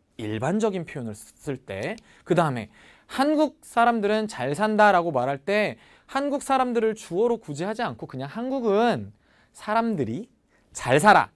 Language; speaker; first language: Korean; native; Korean